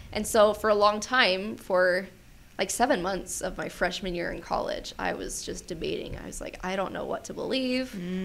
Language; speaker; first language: English; native; English